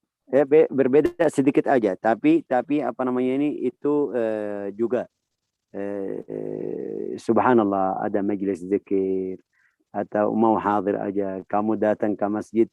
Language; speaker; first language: Indonesian; non-native, fluent; Arabic